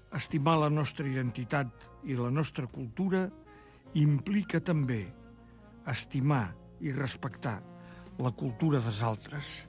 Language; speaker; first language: Catalan; native; Catalan